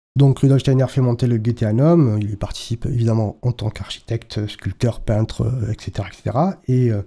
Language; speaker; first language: French; native; French